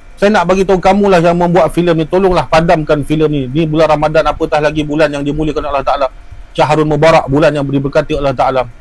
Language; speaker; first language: Malay; native; Malay